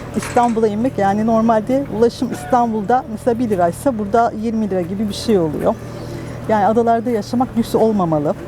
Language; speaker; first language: Turkish; native; Turkish